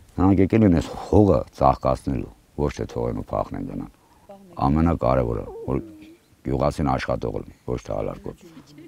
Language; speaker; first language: Armenian; native; Armenian